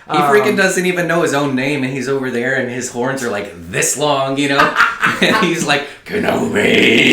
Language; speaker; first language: English; native; English